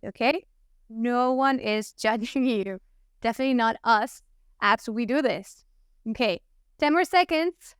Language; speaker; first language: English; non-native, fluent; Italian